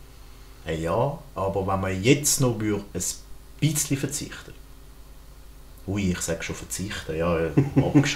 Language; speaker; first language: German; native; German